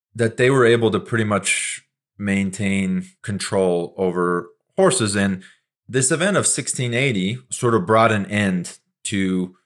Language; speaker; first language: English; native; English